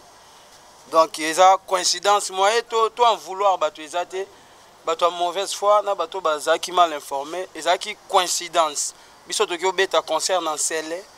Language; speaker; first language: French; non-native, local second language; Lingala